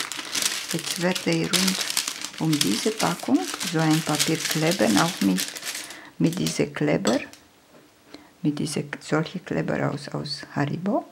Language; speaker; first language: German; non-native, fluent; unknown